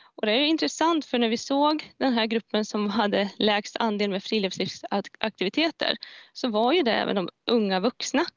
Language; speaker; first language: Swedish; native; Swedish